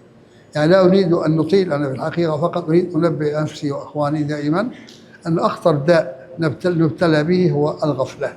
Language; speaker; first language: Arabic; native; Arabic